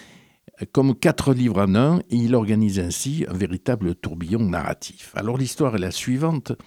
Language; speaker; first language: French; native; French